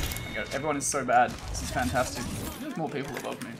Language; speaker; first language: English; native; English